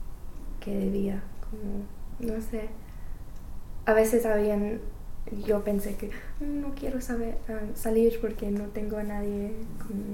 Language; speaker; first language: Spanish; non-native, learner; English